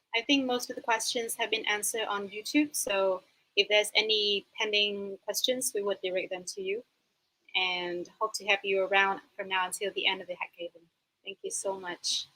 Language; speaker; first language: English; non-native, fluent; Vietnamese